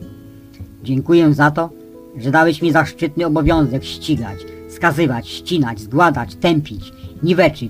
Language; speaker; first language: Polish; native; Polish